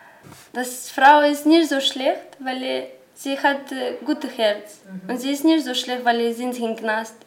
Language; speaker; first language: German; non-native, learner; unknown